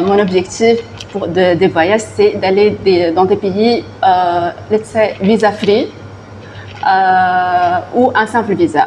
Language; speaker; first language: French; non-native, local second language; Arabic